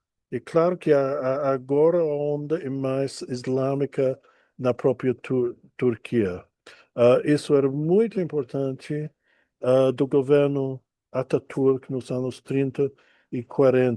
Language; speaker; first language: Portuguese; non-native, fluent; English